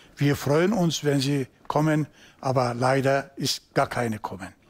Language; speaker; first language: German; non-native, learner; Turkish